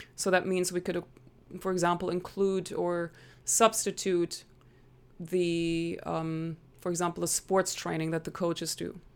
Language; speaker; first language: English; non-native, fluent; German